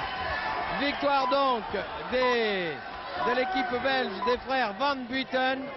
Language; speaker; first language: French; native; French